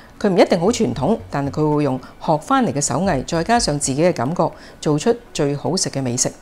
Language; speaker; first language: Chinese; non-native, local second language; Cantonese